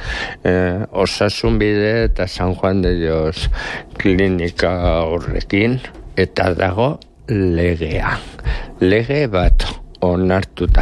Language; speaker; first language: Basque; native; Basque